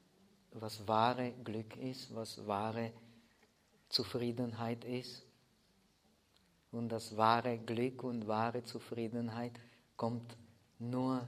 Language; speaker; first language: German; non-native, fluent; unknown